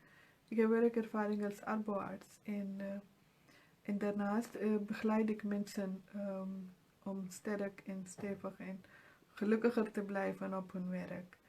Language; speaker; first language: Dutch; non-native, fluent; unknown